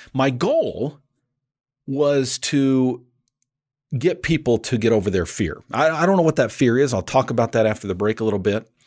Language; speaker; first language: English; native; English